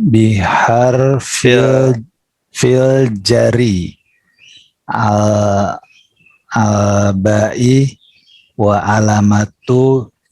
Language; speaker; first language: Arabic; non-native, learner; Indonesian